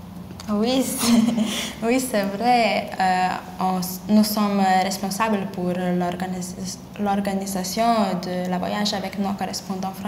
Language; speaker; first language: French; non-native, learner; Lithuanian